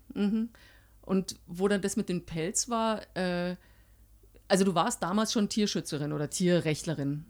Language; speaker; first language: German; native; German